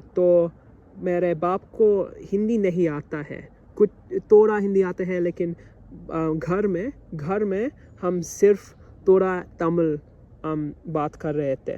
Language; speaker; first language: Hindi; non-native, learner; English